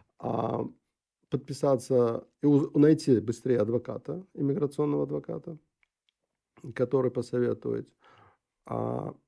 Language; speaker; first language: Russian; non-native, local second language; Uzbek